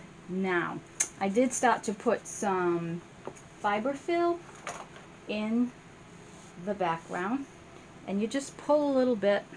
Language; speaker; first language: English; native; English